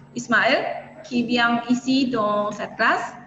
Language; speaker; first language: French; non-native, fluent; Indonesian